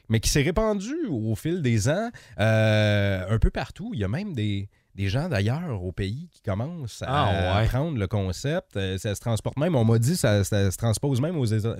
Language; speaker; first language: French; native; French